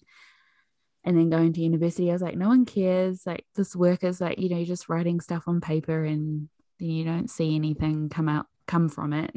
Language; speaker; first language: English; native; English